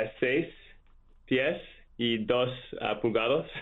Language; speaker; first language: Spanish; non-native, learner; English